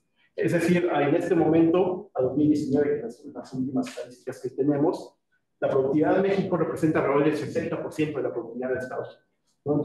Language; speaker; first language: Spanish; native; Spanish